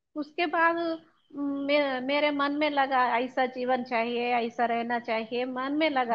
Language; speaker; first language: Hindi; non-native, local second language; Telugu